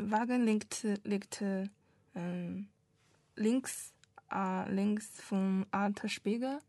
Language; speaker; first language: German; non-native, learner; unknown